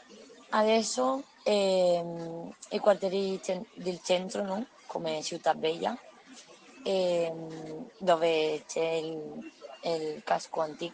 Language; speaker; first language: Italian; non-native, learner; Spanish